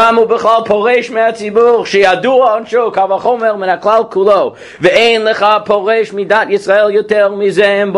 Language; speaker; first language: Hebrew; non-native, fluent; English